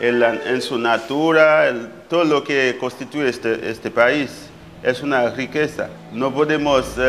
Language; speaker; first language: Spanish; non-native, fluent; Haitian Creole